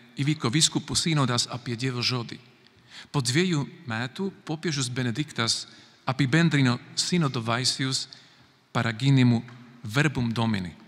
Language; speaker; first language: Lithuanian; non-native, fluent; Slovak